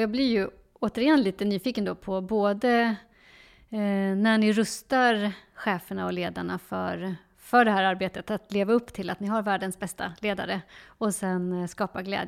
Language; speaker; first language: Swedish; native; Swedish